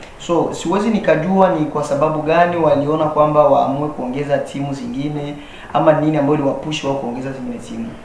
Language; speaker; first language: Swahili; native; Swahili